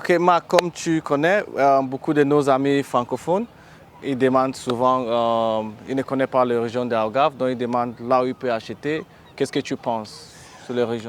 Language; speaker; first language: French; non-native, fluent; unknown